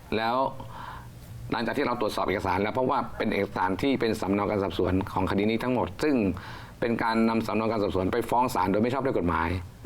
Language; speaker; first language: Thai; native; Thai